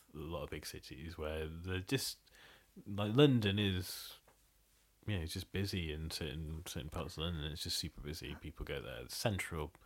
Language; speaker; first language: English; early bilingual, other home language; Bangla